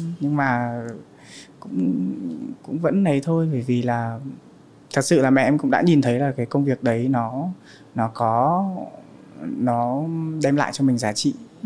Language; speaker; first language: Vietnamese; native; Vietnamese